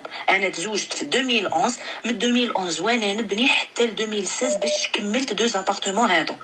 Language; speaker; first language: Arabic; native; Arabic